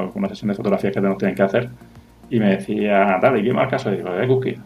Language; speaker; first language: Spanish; native; Spanish